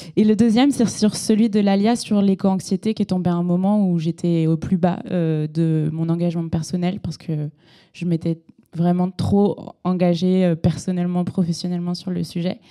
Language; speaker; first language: French; native; French